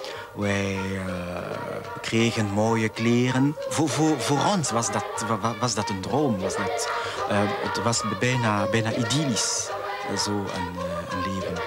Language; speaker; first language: Dutch; non-native, fluent; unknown